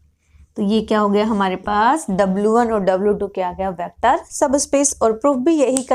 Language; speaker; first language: Hindi; native; Hindi